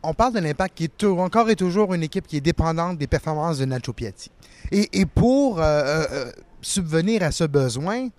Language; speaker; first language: French; native; French